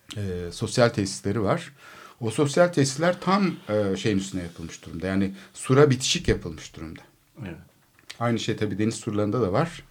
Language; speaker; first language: Turkish; native; Turkish